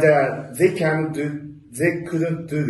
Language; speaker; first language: English; non-native, learner; Japanese